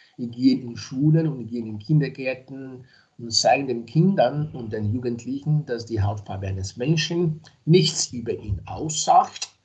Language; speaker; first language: German; non-native, fluent; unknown